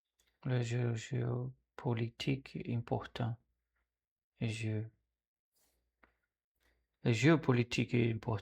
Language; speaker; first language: French; non-native, learner; Portuguese